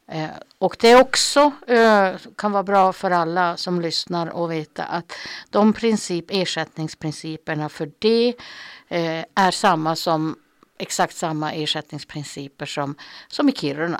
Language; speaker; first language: Swedish; native; Swedish